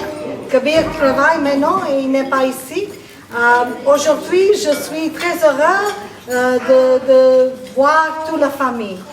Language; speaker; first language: French; non-native, fluent; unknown